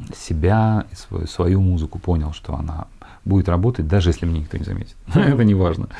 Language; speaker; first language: Russian; native; Russian